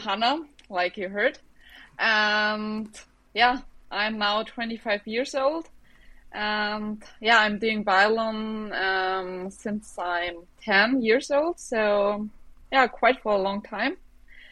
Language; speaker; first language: English; non-native, fluent; German